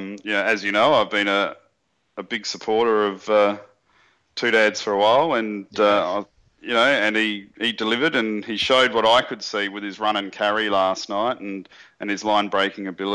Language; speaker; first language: English; native; English